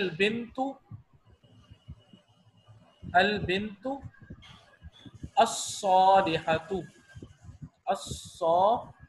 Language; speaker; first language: Arabic; non-native, fluent; Urdu